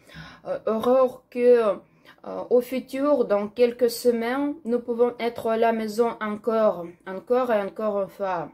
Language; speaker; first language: French; non-native, learner; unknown